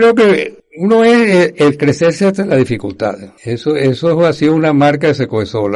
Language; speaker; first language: Spanish; native; Spanish